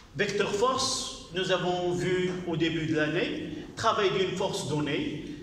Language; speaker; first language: French; non-native, local second language; Arabic